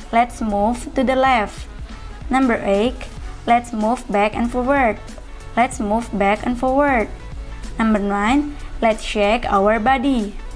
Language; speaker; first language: English; non-native, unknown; Indonesian